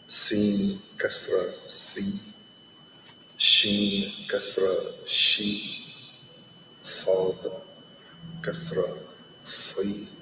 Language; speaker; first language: Arabic; non-native, learner; English